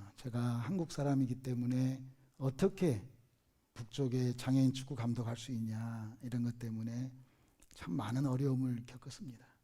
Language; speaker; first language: Korean; native; Korean